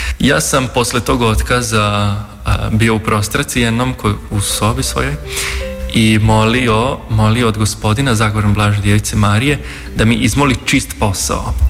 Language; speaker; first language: Croatian; non-native, local second language; Hungarian